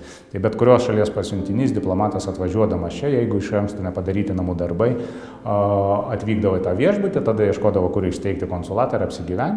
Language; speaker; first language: Lithuanian; native; Lithuanian